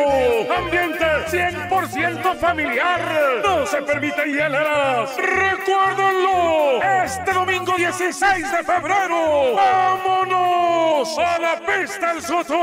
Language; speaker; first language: Spanish; native; Spanish